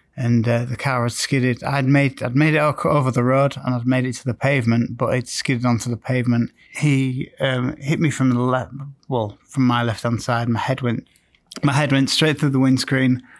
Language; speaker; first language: English; native; English